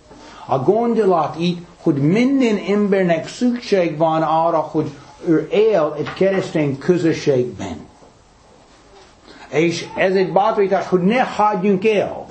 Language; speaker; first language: Hungarian; non-native, fluent; English